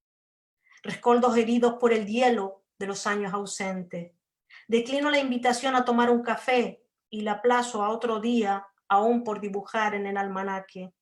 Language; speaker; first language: Spanish; native; Spanish